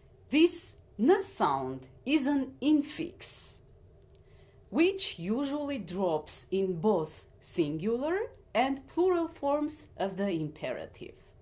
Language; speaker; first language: English; non-native, fluent; Armenian